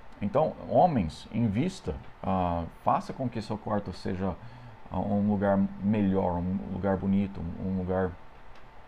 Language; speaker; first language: Portuguese; non-native, fluent; English